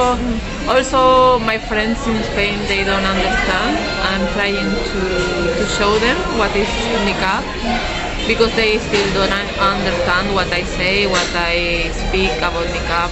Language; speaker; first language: English; non-native, fluent; Spanish